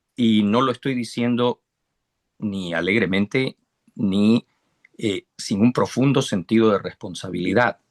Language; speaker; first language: Spanish; native; Spanish